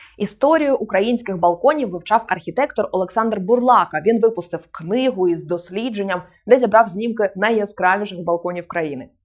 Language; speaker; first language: Ukrainian; native; Ukrainian